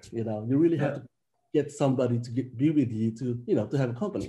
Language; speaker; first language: English; non-native, local second language; Filipino